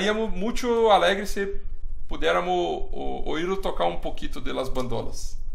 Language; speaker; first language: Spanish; non-native, fluent; Portuguese